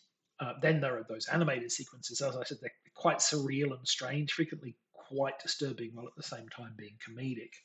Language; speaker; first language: English; native; English